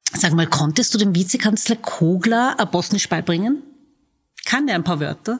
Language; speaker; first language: German; native; German